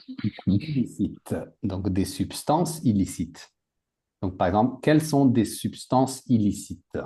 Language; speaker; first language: French; native; French